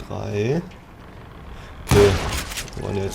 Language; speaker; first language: German; native; German